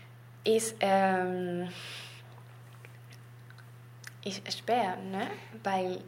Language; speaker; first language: German; non-native, learner; Spanish